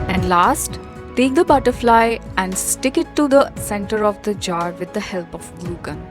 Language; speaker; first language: English; non-native, local second language; Hindi